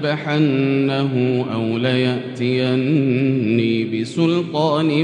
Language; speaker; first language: Arabic; native; Arabic